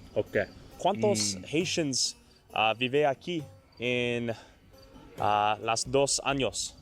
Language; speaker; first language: Spanish; non-native, learner; English